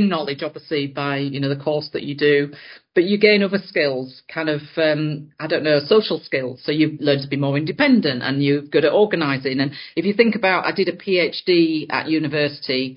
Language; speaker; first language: English; native; English